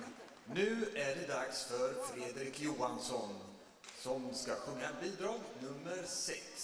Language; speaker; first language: Swedish; native; Swedish